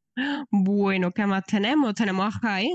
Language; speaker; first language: Spanish; native; Spanish